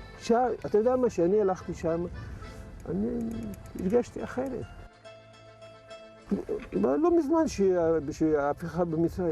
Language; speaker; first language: Hebrew; non-native, local second language; Adyghe